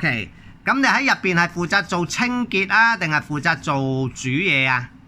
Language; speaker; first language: Cantonese; native; Cantonese